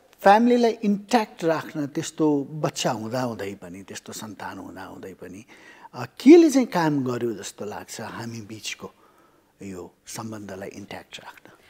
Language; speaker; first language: Nepali; native; Nepali